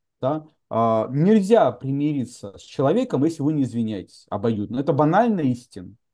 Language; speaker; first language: Russian; non-native, local second language; Georgian